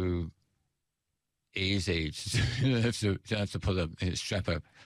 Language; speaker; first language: English; native; English